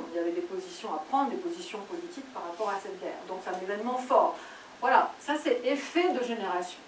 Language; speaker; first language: French; native; French